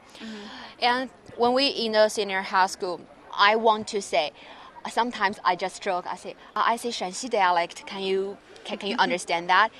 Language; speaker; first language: English; non-native, learner; Chinese